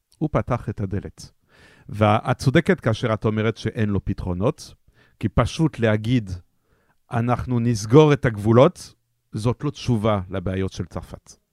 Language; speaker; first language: Hebrew; non-native, fluent; French